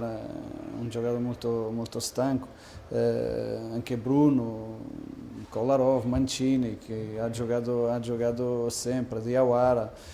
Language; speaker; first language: Italian; non-native, fluent; Portuguese